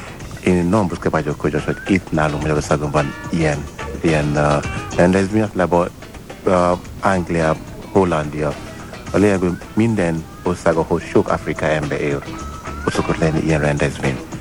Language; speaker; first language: Hungarian; non-native, learner; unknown